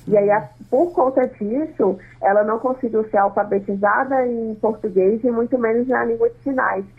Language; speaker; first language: Portuguese; non-native, local second language; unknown